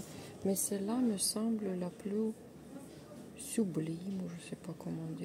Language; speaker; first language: French; non-native, fluent; Russian